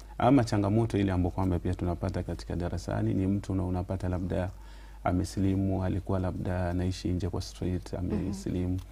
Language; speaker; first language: Swahili; non-native, local second language; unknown